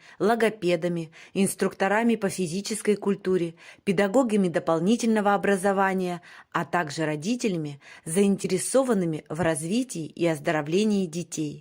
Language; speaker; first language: Russian; native; Russian